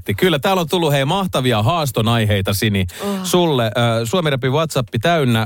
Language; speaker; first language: Finnish; native; Finnish